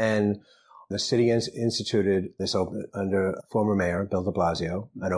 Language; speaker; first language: English; native; English